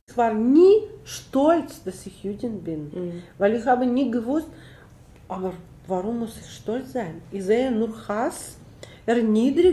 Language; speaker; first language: German; non-native, fluent; Russian